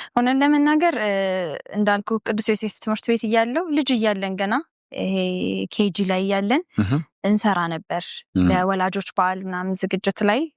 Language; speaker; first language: Amharic; non-native, local second language; Sebat Bet Gurage